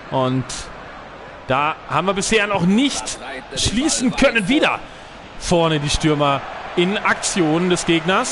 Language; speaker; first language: German; native; German